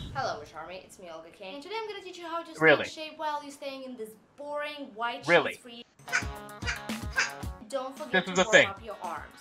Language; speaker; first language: English; non-native, fluent; Russian